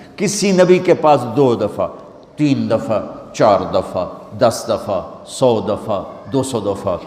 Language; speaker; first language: Urdu; non-native, local second language; Punjabi